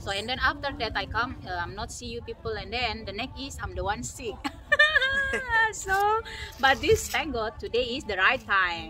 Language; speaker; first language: English; non-native, learner; Indonesian